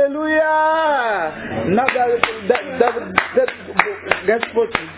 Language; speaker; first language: Russian; non-native, learner; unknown